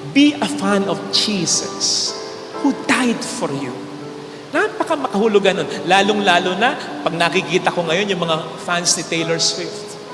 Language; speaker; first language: Filipino; native; Filipino